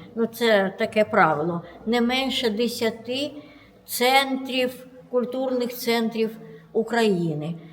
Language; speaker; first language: Ukrainian; non-native, local second language; Russian